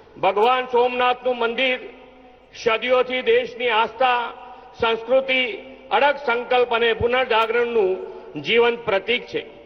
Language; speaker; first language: Gujarati; native; Gujarati